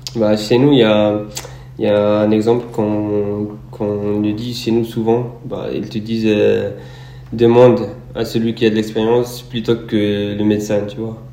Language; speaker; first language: French; non-native, local second language; Arabic